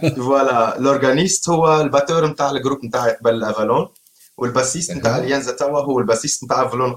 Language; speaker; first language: French; non-native, local second language; Arabic